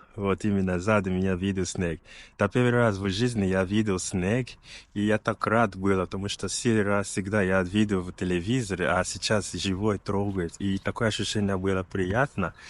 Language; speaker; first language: Russian; non-native, learner; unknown